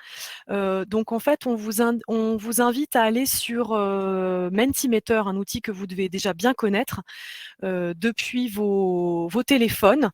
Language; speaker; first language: French; native; French